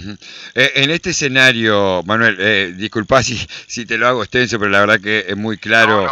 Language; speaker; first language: Spanish; native; Spanish